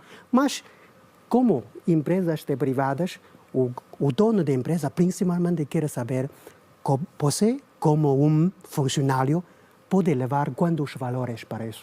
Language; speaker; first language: Portuguese; non-native, learner; Chinese